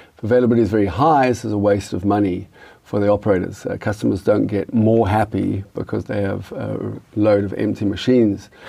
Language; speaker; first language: English; native; English